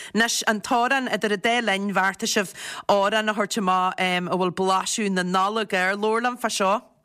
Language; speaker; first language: Irish; native; Irish